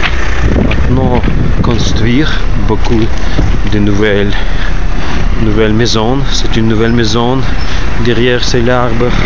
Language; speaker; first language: French; non-native, learner; Ukrainian